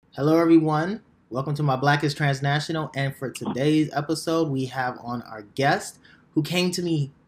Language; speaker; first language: English; early bilingual, other home language; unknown